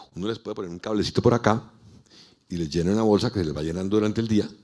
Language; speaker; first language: Spanish; native; Spanish